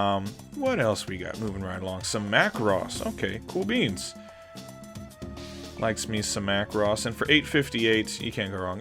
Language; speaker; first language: English; native; English